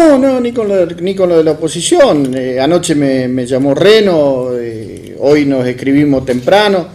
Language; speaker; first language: Spanish; native; Spanish